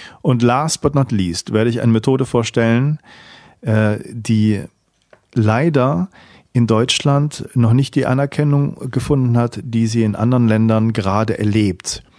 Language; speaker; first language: German; native; German